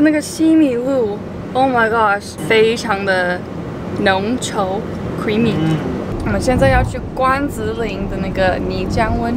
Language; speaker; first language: Chinese; non-native, fluent; English